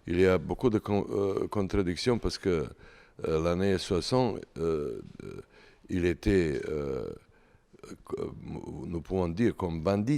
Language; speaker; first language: French; non-native, learner; Serbian